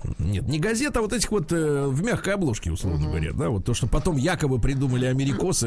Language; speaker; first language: Russian; native; Russian